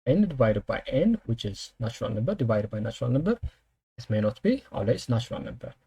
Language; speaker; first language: English; non-native, local second language; Amharic